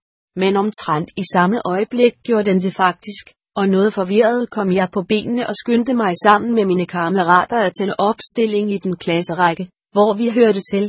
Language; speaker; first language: Danish; native; Danish